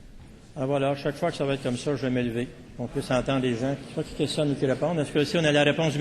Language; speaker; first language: French; native; French